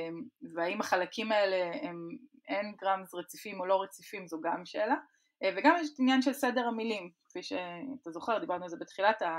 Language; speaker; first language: Hebrew; native; Hebrew